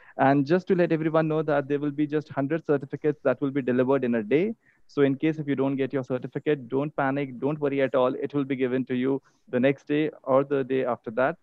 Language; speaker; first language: English; non-native, local second language; Hindi